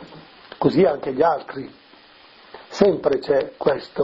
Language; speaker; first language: Italian; native; Italian